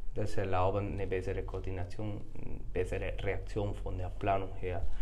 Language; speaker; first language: German; non-native, fluent; Spanish